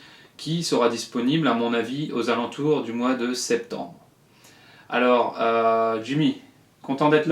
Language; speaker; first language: French; native; French